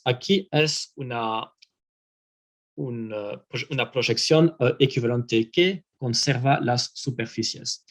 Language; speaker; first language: Spanish; non-native, fluent; French